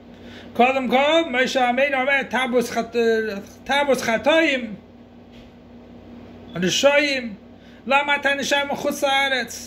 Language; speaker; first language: Hebrew; non-native, fluent; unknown